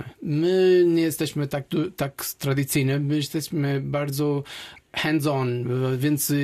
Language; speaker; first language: Polish; non-native, learner; Portuguese